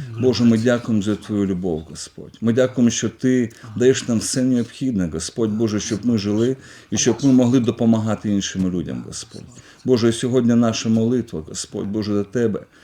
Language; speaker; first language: Ukrainian; non-native, local second language; Russian